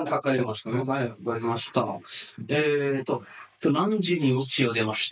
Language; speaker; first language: Japanese; non-native, fluent; Bangla